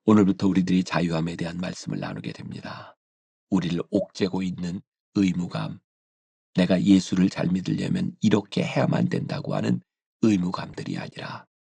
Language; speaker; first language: Korean; native; Korean